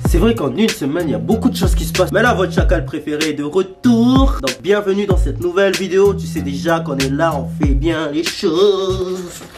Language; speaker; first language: French; early bilingual, other home language; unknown